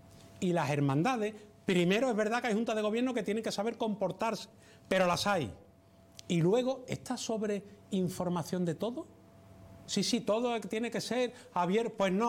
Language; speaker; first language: Spanish; native; Spanish